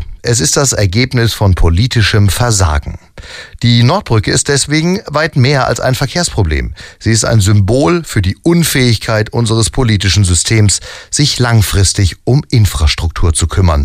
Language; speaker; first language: German; native; German